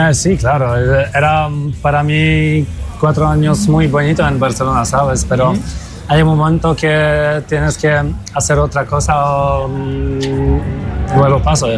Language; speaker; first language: Spanish; non-native, learner; Polish